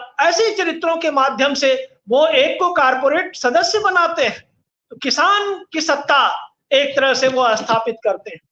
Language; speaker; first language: Hindi; native; Hindi